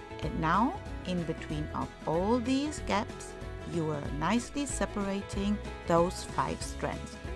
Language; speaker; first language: English; non-native, fluent; German